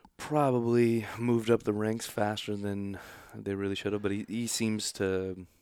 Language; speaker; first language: English; native; English